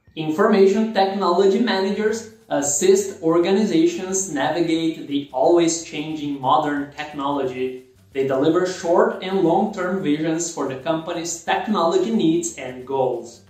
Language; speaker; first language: English; non-native, fluent; Portuguese